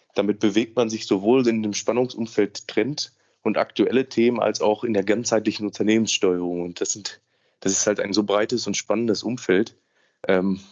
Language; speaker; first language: German; native; German